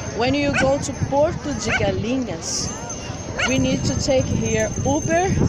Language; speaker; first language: English; non-native, learner; Portuguese